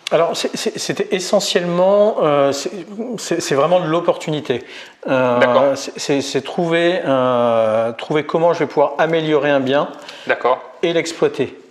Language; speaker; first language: French; native; French